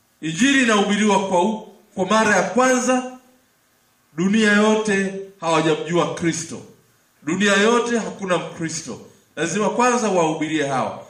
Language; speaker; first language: Swahili; native; Swahili